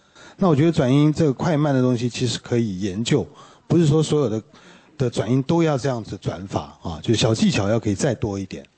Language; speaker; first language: Chinese; native; Chinese